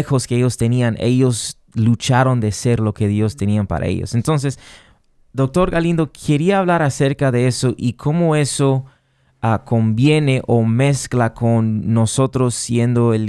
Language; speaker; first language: Spanish; non-native, fluent; English